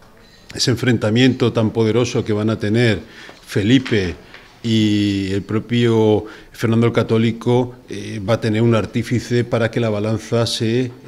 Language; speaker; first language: Spanish; native; Spanish